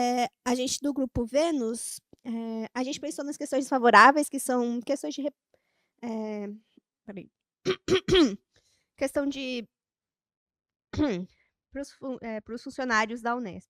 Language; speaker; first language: Portuguese; native; Portuguese